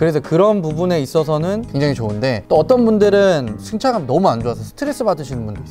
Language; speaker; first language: Korean; native; Korean